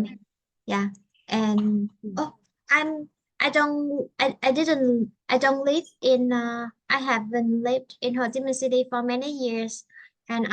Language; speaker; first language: English; non-native, fluent; Vietnamese